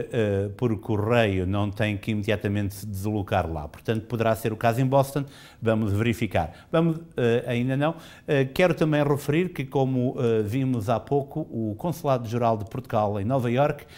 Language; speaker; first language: Portuguese; native; Portuguese